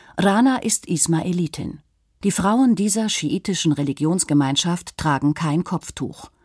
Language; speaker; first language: German; native; German